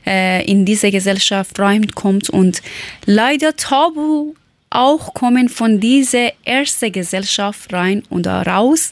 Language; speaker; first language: German; non-native, learner; Persian